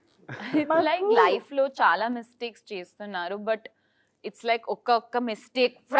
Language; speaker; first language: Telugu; non-native, local second language; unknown